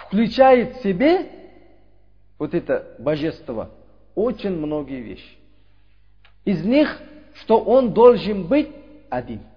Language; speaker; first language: Russian; non-native, learner; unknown